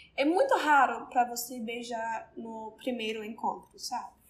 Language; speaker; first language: Portuguese; non-native, learner; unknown